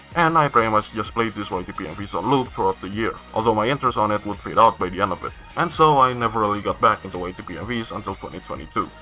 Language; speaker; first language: English; non-native, fluent; Malay